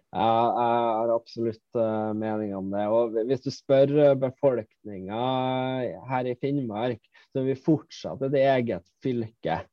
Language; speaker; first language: Norwegian; native; Norwegian